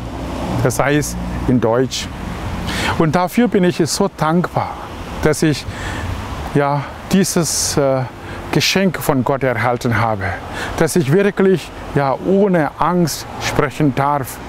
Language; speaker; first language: German; non-native, fluent; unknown